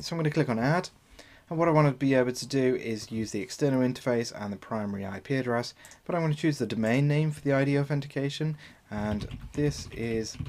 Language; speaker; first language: English; native; English